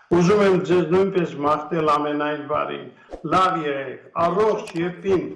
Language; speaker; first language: Armenian; native; Armenian